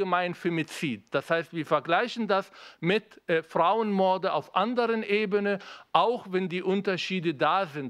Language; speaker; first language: German; non-native, fluent; Arabic